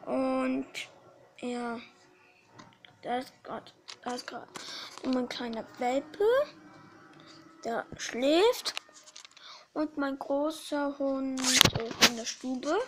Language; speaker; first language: German; early bilingual, other home language; Polish